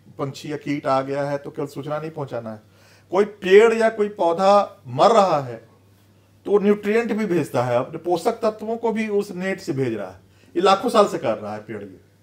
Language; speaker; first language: Hindi; native; Hindi